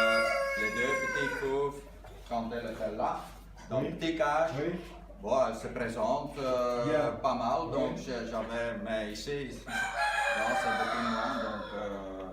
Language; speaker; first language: French; non-native, local second language; Dutch